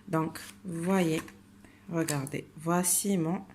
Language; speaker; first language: French; non-native, local second language; Arabic